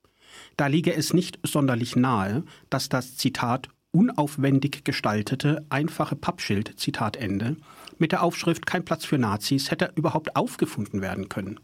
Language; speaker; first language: German; native; German